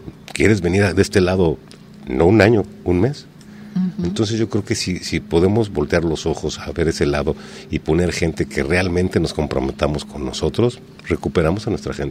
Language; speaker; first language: Spanish; native; Spanish